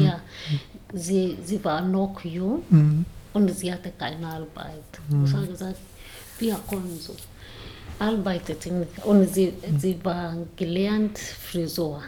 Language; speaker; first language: German; non-native, learner; Swahili